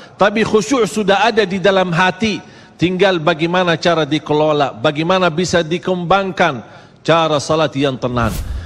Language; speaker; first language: Malay; native; Malay